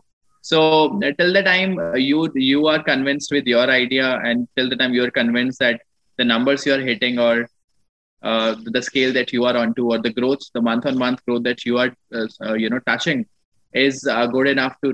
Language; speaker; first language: English; non-native, local second language; Punjabi